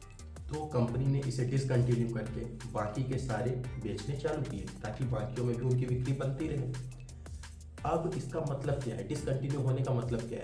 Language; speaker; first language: Hindi; native; Hindi